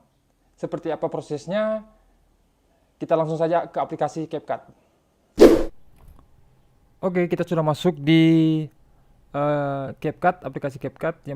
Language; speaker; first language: Indonesian; native; Indonesian